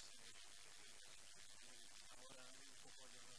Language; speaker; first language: Spanish; non-native, learner; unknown